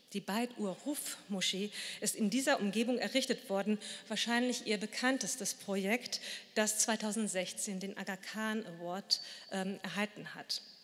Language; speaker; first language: German; native; German